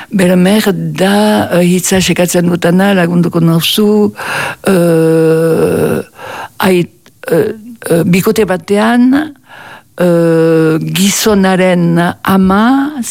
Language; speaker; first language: Basque; native; Basque